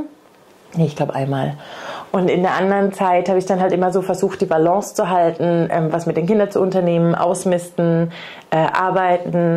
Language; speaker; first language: German; native; German